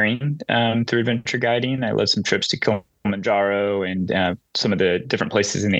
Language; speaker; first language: English; native; English